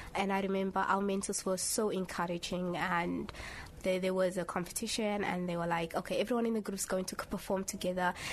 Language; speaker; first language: English; early bilingual, other home language; Somali